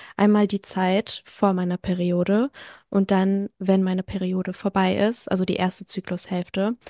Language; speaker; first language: German; early bilingual, other home language; French